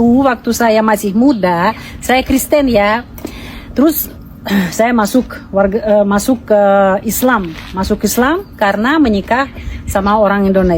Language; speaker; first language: Indonesian; non-native, fluent; Russian